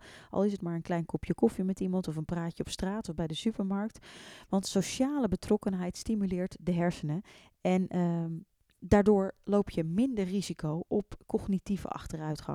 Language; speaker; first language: Dutch; native; Dutch